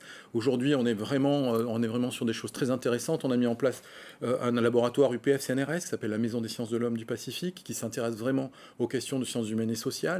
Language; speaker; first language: French; native; French